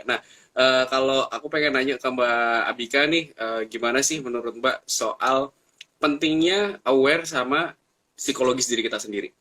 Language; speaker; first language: Indonesian; native; Indonesian